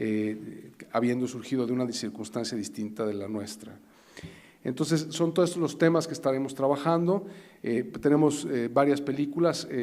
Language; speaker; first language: Spanish; native; Spanish